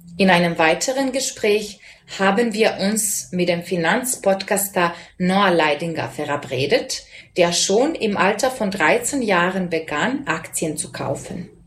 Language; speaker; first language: German; non-native, fluent; Serbian